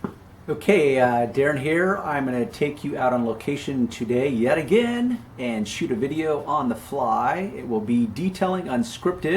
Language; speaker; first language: English; native; English